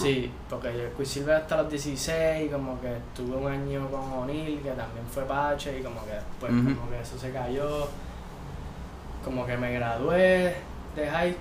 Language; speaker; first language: Spanish; native; Spanish